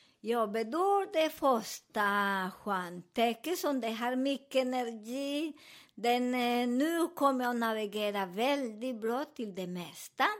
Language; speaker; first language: Swedish; non-native, learner; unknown